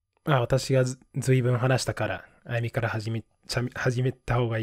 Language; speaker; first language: Japanese; non-native, fluent; English